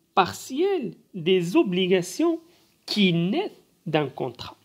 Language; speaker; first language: French; non-native, local second language; Arabic